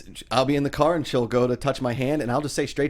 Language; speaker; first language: English; native; English